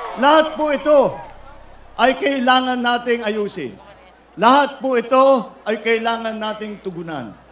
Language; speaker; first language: Filipino; native; Filipino